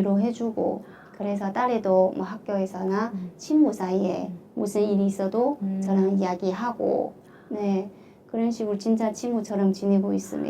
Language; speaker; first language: Korean; non-native, fluent; Chinese